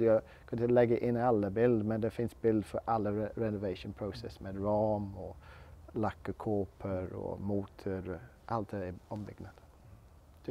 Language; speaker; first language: Swedish; non-native, learner; English